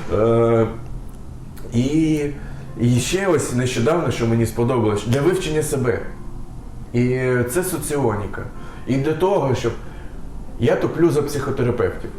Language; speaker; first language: Ukrainian; non-native, local second language; Russian